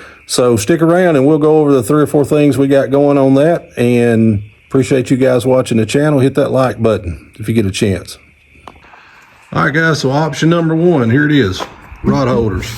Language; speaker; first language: English; native; English